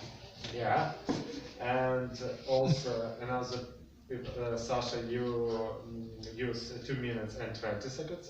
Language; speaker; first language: English; non-native, learner; Russian